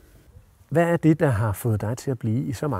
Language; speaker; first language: Danish; native; Danish